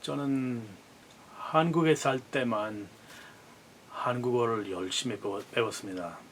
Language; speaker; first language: Korean; non-native, fluent; English